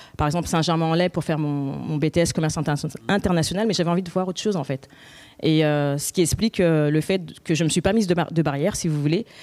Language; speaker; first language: French; native; French